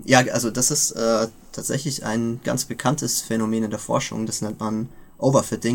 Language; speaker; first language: German; native; German